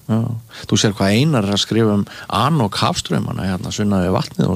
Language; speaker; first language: Icelandic; native; Icelandic